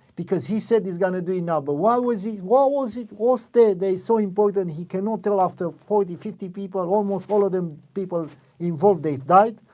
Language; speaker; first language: English; non-native, fluent; Romanian